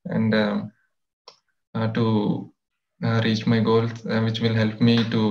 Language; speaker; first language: English; non-native, local second language; Telugu